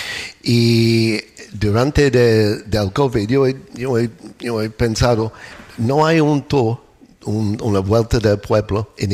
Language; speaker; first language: Spanish; non-native, learner; English